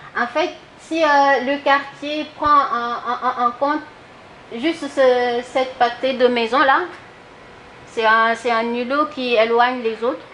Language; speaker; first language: French; non-native, local second language; Wolof